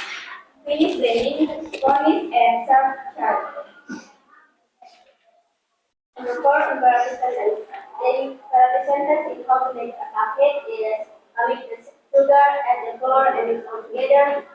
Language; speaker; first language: English; non-native, learner; Indonesian